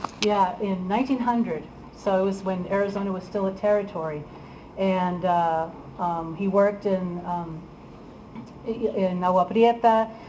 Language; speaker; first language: English; early bilingual, other home language; Spanish